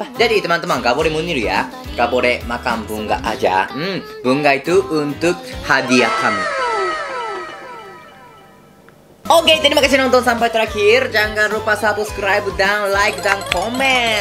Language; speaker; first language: Indonesian; non-native, fluent; Japanese